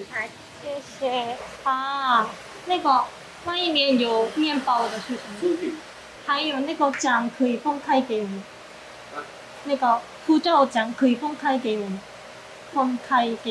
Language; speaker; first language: Chinese; non-native, learner; Korean